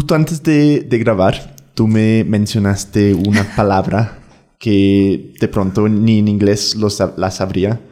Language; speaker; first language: Spanish; non-native, fluent; English